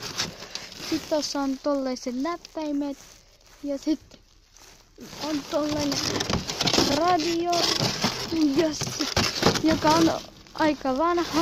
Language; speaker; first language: Finnish; early bilingual, other home language; Russian